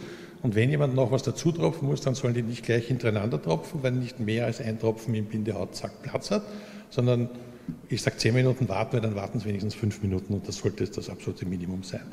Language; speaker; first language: German; native; German